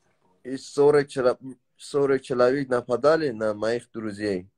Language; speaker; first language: Russian; non-native, learner; Tajik